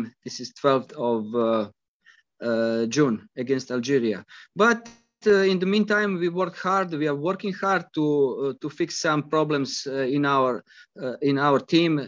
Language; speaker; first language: English; non-native, fluent; Croatian